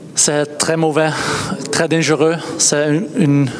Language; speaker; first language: French; non-native, fluent; Dutch